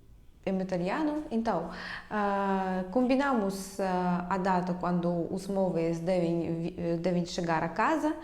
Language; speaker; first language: Portuguese; non-native, fluent; Russian